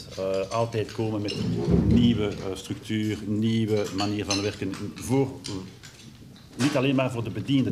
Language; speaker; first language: Dutch; non-native, local second language; French